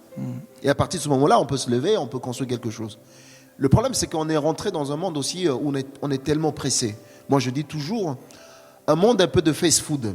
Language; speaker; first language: French; native; French